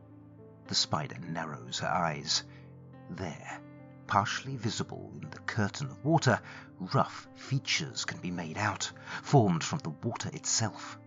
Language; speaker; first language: English; native; English